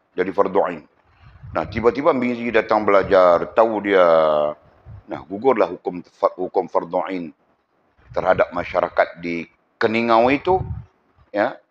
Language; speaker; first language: Malay; native; Malay